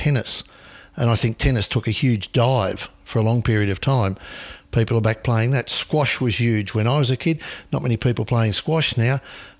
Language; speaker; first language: English; native; English